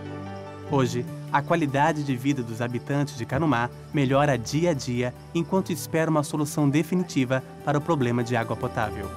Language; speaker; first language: Portuguese; native; Portuguese